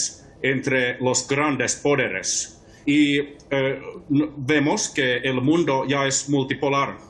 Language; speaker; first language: Spanish; non-native, fluent; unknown